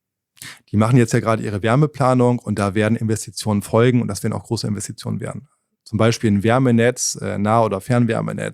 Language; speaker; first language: German; native; German